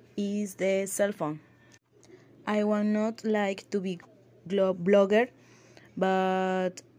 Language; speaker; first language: English; non-native, learner; Spanish